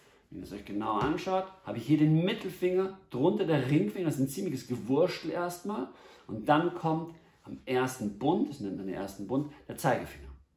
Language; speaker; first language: German; native; German